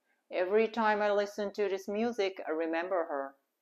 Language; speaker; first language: English; non-native, fluent; Japanese